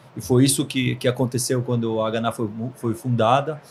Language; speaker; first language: Portuguese; early bilingual, other home language; Hebrew